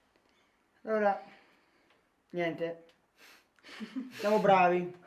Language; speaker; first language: Italian; non-native, learner; Romanian